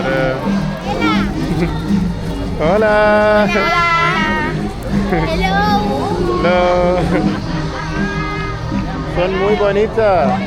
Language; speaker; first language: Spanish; non-native, learner; Persian